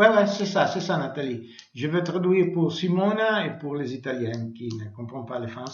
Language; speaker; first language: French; non-native, learner; Italian